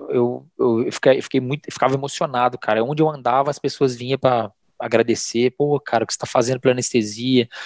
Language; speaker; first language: Portuguese; native; Portuguese